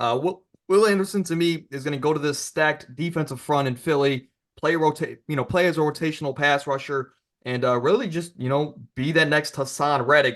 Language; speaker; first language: English; native; English